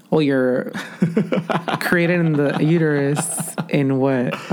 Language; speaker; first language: English; early bilingual, other home language; Spanish